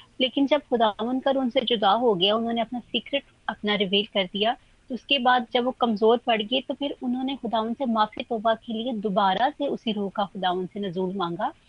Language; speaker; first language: Urdu; non-native, local second language; Punjabi